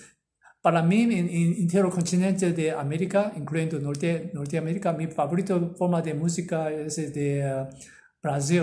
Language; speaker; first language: Portuguese; non-native, learner; Korean